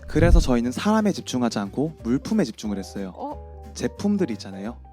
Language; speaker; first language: Korean; native; Korean